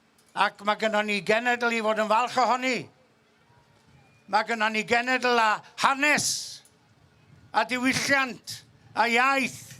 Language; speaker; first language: Welsh; native; Welsh